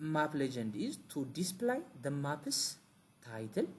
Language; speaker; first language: English; non-native, local second language; Amharic